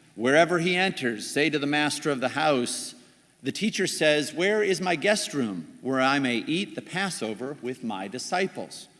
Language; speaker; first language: English; native; English